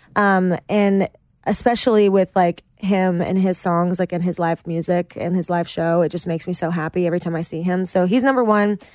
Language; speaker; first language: English; native; English